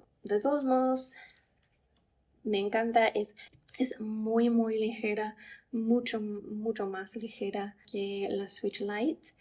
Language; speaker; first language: Spanish; non-native, fluent; English